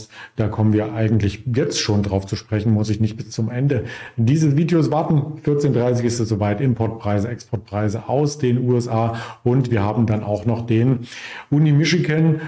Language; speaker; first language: German; native; German